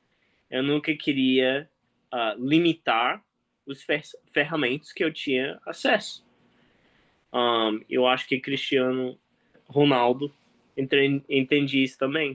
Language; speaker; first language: Portuguese; non-native, fluent; English